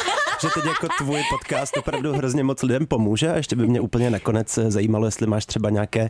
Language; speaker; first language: Czech; native; Czech